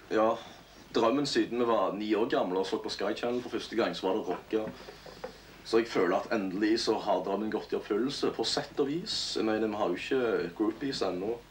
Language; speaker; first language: Norwegian; native; Norwegian